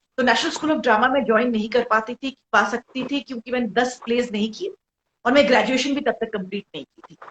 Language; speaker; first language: Hindi; non-native, local second language; Bangla